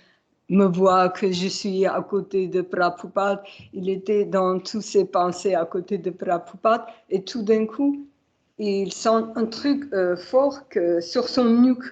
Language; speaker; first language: French; non-native, fluent; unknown